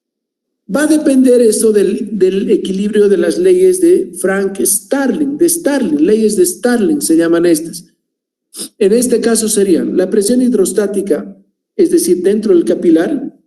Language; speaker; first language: Spanish; native; Spanish